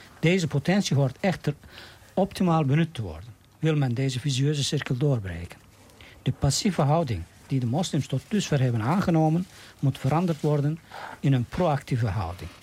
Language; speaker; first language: Dutch; non-native, fluent; Turkish